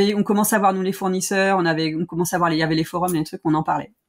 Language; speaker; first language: French; native; French